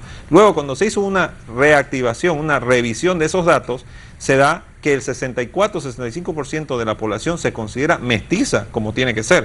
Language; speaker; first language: Spanish; native; Spanish